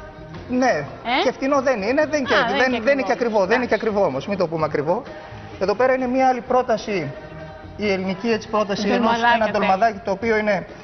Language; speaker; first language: Greek; native; Greek